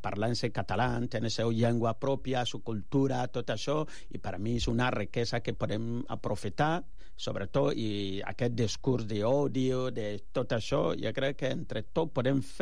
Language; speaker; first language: Catalan; non-native, fluent; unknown